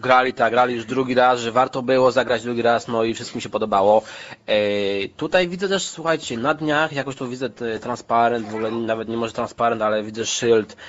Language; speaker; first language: Polish; native; Polish